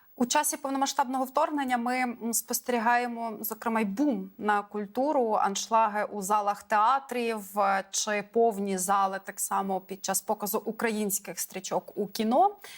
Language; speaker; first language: Ukrainian; native; Ukrainian